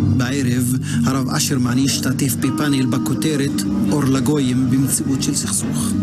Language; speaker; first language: Hebrew; non-native, local second language; Arabic